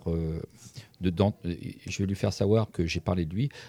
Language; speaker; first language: French; native; French